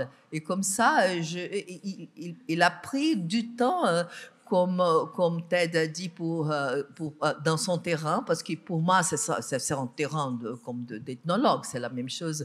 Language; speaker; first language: French; non-native, fluent; Portuguese